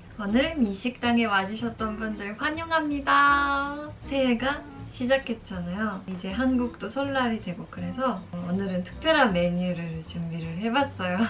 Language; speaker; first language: Korean; non-native, fluent; Japanese